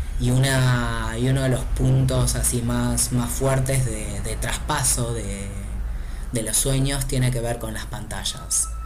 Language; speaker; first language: Spanish; native; Spanish